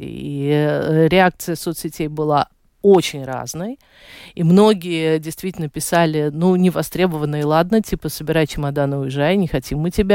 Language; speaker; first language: Russian; native; Russian